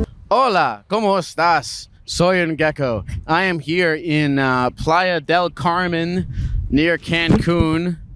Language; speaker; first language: Spanish; non-native, learner; English